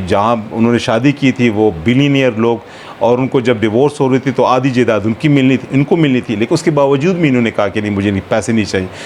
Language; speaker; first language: Urdu; non-native, local second language; Pashto